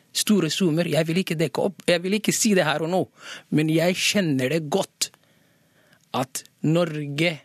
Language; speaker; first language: Norwegian; early bilingual, other home language; Somali